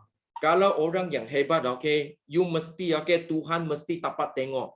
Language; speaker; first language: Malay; non-native, local second language; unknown